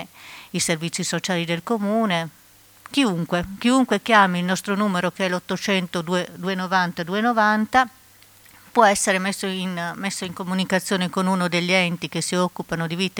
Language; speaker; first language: Italian; native; Italian